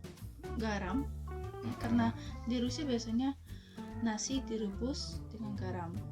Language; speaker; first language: Indonesian; non-native, fluent; Russian